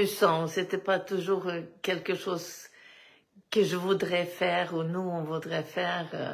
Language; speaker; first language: French; non-native, fluent; Swedish